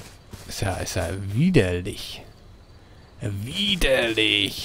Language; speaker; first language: German; native; German